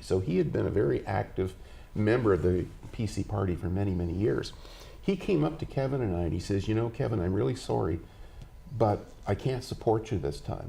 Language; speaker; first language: English; native; English